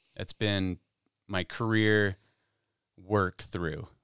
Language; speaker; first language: English; native; English